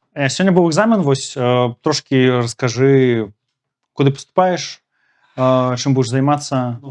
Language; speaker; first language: Belarusian; non-native, local second language; Russian